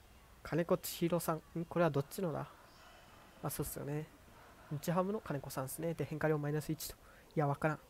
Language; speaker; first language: Japanese; native; Japanese